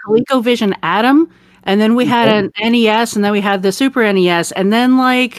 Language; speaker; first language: English; native; English